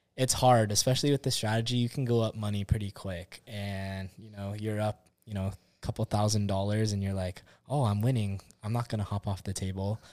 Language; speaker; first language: English; native; English